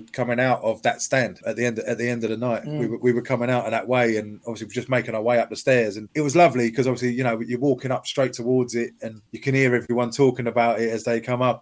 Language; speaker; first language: English; native; English